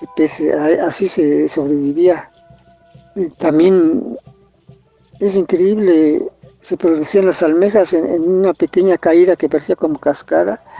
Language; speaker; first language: Spanish; native; Spanish